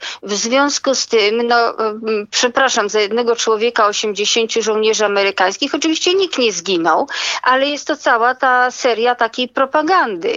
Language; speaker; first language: Polish; native; Polish